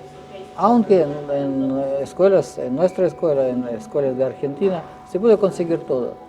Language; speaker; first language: Spanish; non-native, fluent; Russian